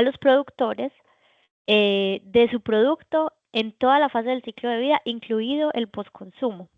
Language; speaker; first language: Spanish; native; Spanish